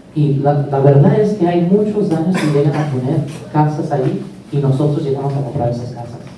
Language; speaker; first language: Spanish; early bilingual, heritage; Spanish